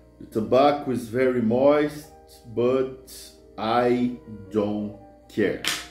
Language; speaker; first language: English; non-native, fluent; Portuguese